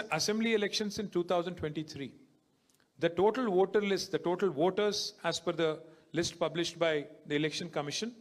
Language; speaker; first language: English; non-native, local second language; Telugu